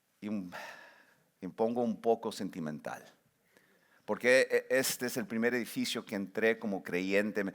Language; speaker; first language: Spanish; early bilingual, heritage; Spanish